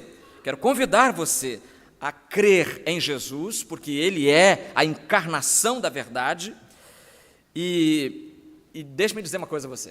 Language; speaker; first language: Portuguese; native; Portuguese